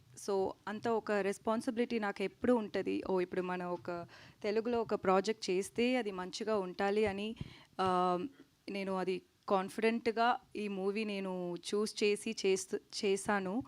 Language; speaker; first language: Telugu; non-native, learner; Tamil